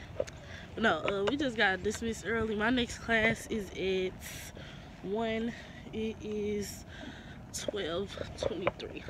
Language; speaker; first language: English; native; English